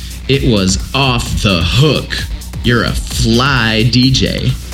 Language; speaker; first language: English; native; English